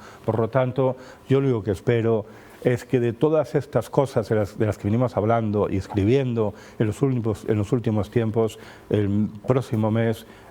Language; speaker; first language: Spanish; native; Spanish